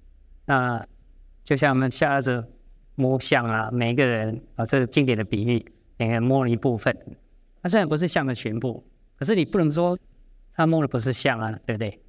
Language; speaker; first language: Chinese; native; Chinese